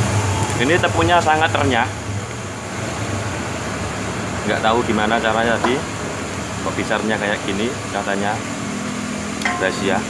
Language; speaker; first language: Indonesian; native; Indonesian